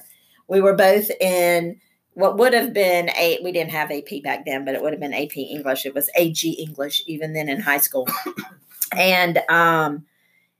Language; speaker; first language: English; native; English